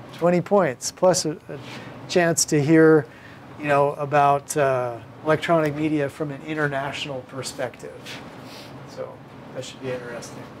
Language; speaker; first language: English; native; English